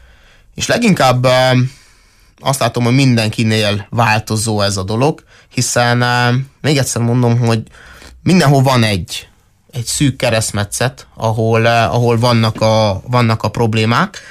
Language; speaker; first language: Hungarian; native; Hungarian